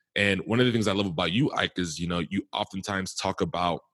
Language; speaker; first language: English; native; English